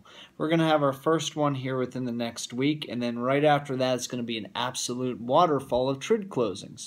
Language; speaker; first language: English; native; English